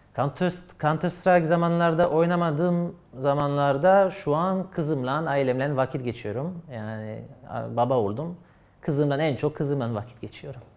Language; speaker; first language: Turkish; non-native, fluent; French